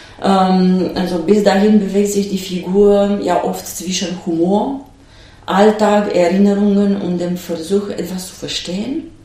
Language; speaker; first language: German; non-native, fluent; Romanian